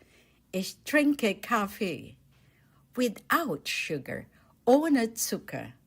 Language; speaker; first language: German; non-native, fluent; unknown